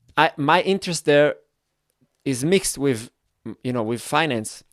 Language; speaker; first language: English; non-native, fluent; Hebrew